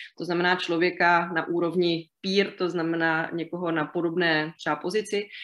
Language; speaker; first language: Czech; native; Czech